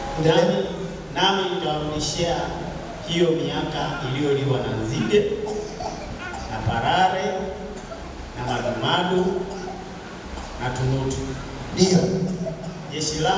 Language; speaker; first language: Swahili; native; Swahili